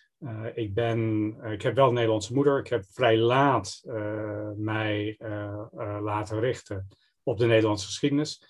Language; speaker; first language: Dutch; non-native, fluent; English